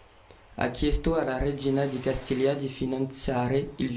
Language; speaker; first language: Italian; non-native, learner; French